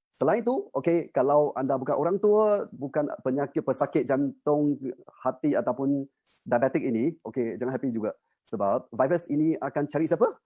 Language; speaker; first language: Malay; non-native, local second language; Chinese